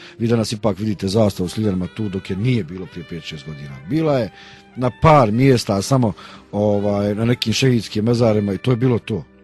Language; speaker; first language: Bosnian; native; Bosnian